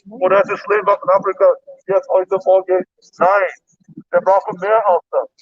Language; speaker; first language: German; non-native, fluent; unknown